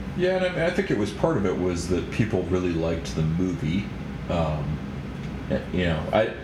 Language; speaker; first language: English; native; English